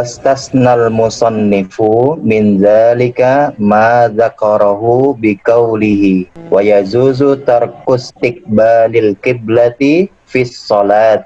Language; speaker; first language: Arabic; non-native, learner; Indonesian